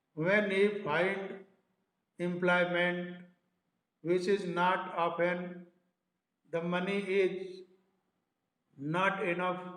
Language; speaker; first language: English; non-native, local second language; Hindi